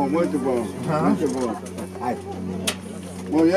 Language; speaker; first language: Portuguese; non-native, local second language; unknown